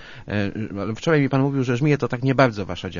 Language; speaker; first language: Polish; native; Polish